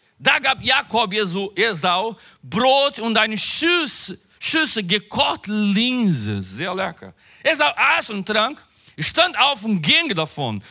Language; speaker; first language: German; non-native, learner; Portuguese